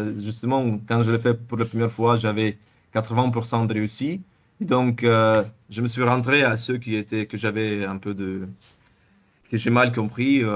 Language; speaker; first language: French; non-native, fluent; Russian